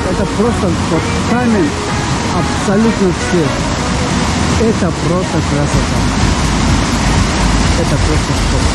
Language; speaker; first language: Russian; non-native, fluent; Azerbaijani